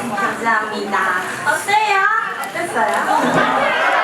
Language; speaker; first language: Korean; native; Korean